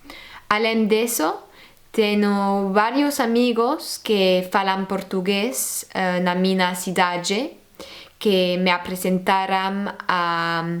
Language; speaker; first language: Portuguese; non-native, learner; French